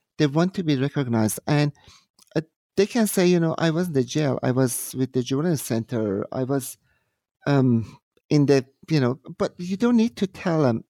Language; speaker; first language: English; non-native, fluent; Persian